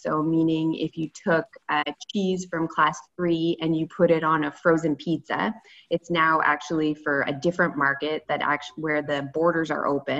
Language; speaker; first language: English; native; English